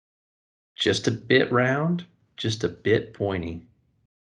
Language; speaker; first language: English; native; English